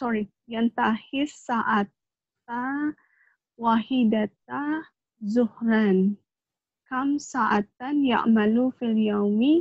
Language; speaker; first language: Arabic; non-native, learner; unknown